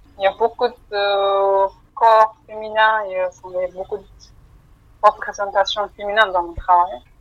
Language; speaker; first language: French; non-native, fluent; Mongolian